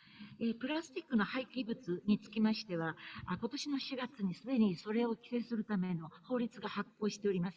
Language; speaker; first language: Japanese; native; Japanese